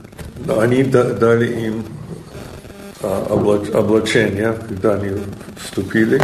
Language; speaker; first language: Russian; non-native, fluent; English